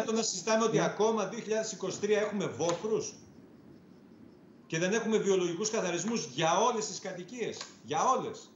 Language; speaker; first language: Greek; native; Greek